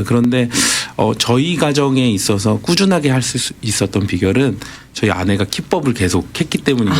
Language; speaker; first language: Korean; native; Korean